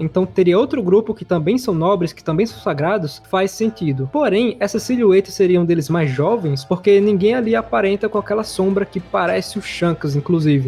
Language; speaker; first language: Portuguese; native; Portuguese